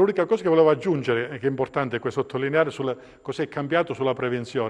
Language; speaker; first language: Italian; native; Italian